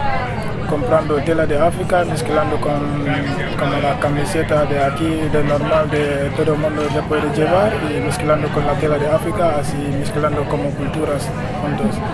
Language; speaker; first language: Spanish; non-native, learner; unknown